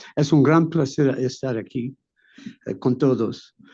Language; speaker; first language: Spanish; non-native, learner; Italian